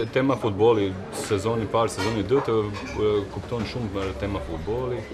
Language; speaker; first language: Albanian; non-native, fluent; Croatian